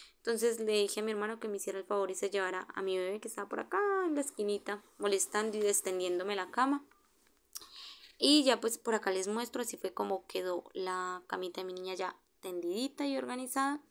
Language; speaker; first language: Spanish; native; Spanish